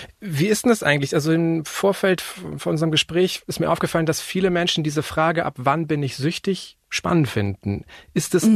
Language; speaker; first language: German; native; German